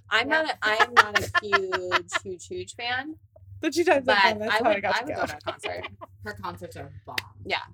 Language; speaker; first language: English; native; English